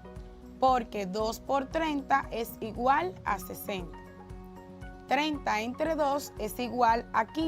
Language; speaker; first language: Spanish; native; Spanish